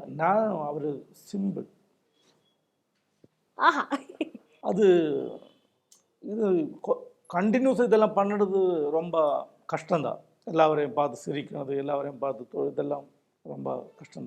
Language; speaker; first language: Tamil; non-native, local second language; Malayalam